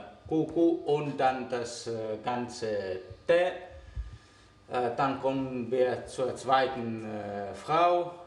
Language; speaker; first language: German; non-native, fluent; Greek